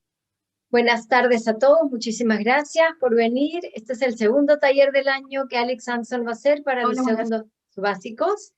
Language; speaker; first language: Spanish; native; Spanish